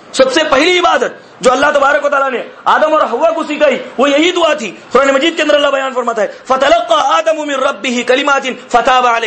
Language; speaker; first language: Urdu; native; Urdu